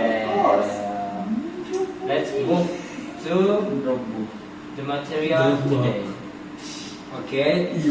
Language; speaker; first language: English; non-native, learner; Indonesian